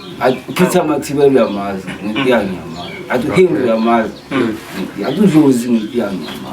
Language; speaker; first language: Zulu; non-native, local second language; South Ndebele